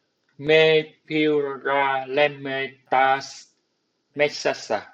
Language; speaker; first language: Finnish; non-native, learner; Vietnamese